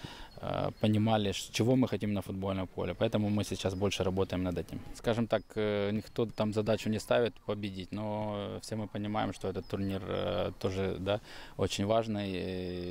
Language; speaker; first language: Russian; native; Russian